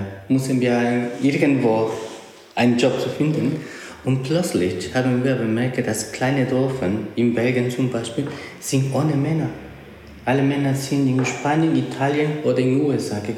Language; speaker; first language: German; non-native, learner; Spanish